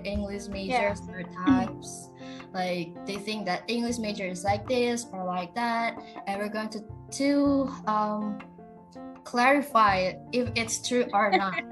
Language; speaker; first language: English; non-native, fluent; Indonesian